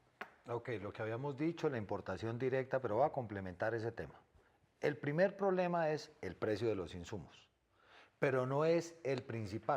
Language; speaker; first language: Spanish; native; Spanish